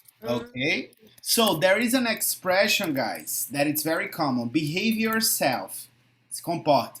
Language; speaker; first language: English; non-native, fluent; Portuguese